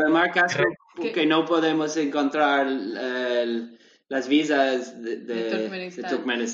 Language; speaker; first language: Spanish; non-native, learner; English